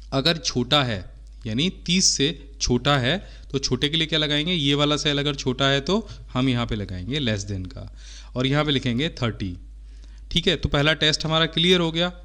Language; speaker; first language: Hindi; native; Hindi